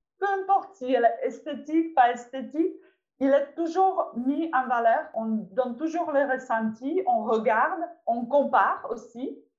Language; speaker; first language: French; non-native, fluent; Czech